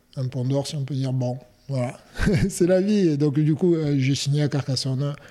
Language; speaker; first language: French; native; French